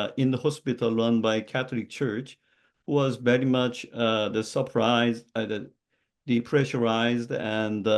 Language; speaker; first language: English; non-native, learner; Korean